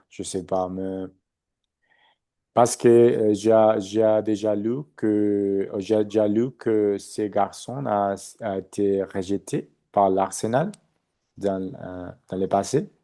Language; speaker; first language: French; non-native, learner; Spanish